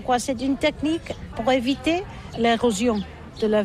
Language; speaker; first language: French; non-native, learner; Catalan